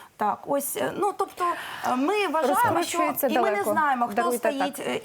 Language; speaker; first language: Ukrainian; native; Ukrainian